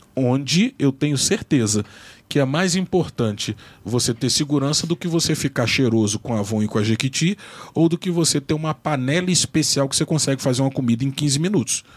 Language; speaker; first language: Portuguese; native; Portuguese